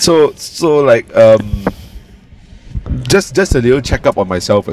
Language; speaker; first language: English; non-native, local second language; Cantonese